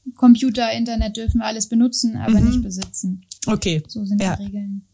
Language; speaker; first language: German; native; German